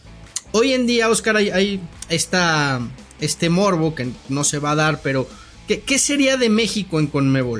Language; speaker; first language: Spanish; native; Spanish